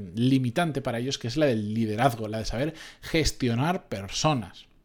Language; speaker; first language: Spanish; native; Spanish